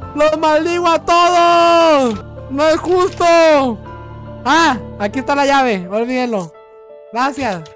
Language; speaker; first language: Spanish; native; Spanish